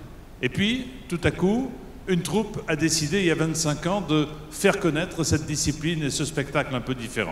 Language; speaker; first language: French; native; French